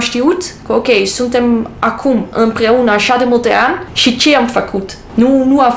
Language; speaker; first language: Romanian; non-native, learner; English